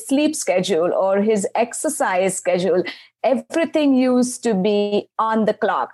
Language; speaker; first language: English; non-native, local second language; Marathi